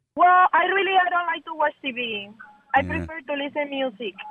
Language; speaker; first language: English; non-native, learner; Spanish